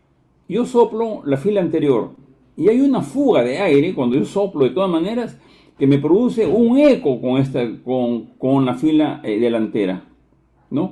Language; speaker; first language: Spanish; native; Spanish